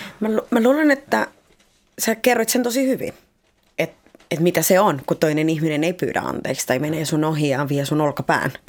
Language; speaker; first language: Finnish; early bilingual, other home language; Spanish